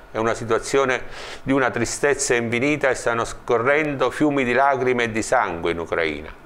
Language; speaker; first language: Italian; native; Italian